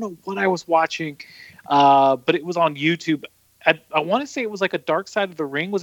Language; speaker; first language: English; native; English